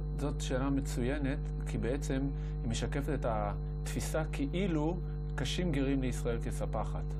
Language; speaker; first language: Hebrew; native; Hebrew